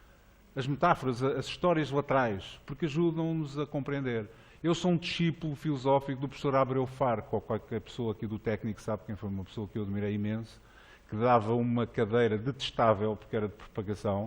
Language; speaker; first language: Portuguese; native; Portuguese